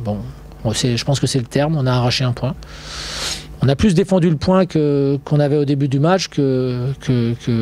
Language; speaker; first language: French; native; French